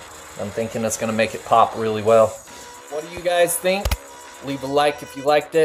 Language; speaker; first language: English; native; English